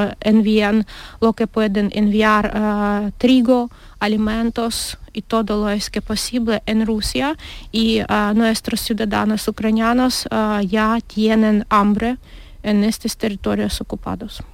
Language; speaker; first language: Spanish; non-native, learner; Ukrainian